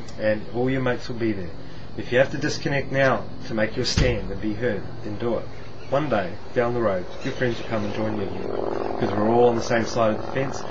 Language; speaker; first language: English; native; English